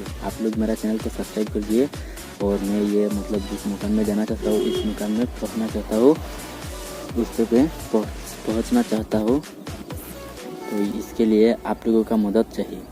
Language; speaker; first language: Hindi; non-native, local second language; Bangla